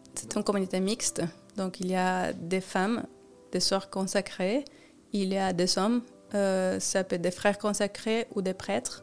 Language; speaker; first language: French; non-native, fluent; Spanish